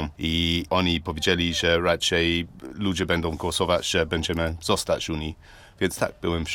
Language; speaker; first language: Polish; non-native, learner; English